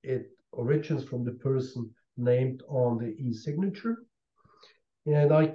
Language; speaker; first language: English; non-native, fluent; German